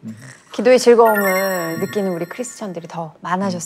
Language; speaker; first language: Korean; native; Korean